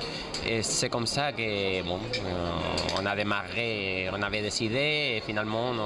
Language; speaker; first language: French; non-native, fluent; Spanish